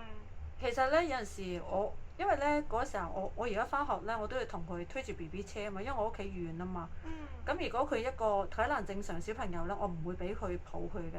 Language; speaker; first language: Cantonese; native; Cantonese